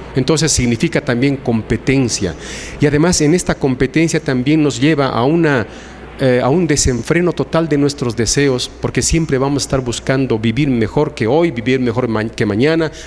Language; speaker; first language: Spanish; non-native, local second language; Aymara